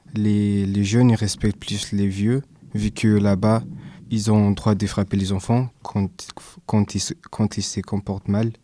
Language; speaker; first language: French; early bilingual, other home language; English